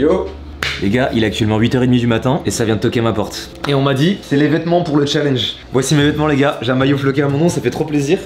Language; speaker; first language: French; native; French